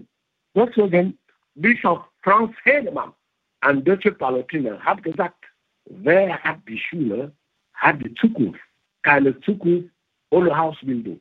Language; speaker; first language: German; non-native, learner; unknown